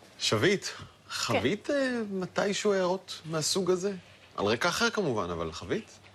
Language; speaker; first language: Hebrew; native; Hebrew